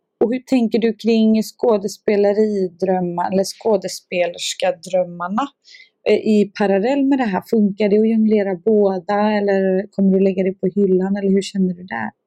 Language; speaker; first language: Swedish; early bilingual, other home language; Serbian